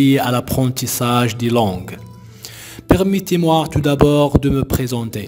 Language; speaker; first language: French; non-native, local second language; Arabic